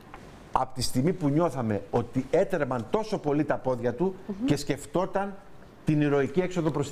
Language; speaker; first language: Greek; native; Greek